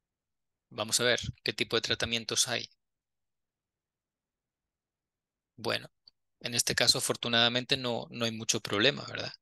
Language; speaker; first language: Spanish; native; Spanish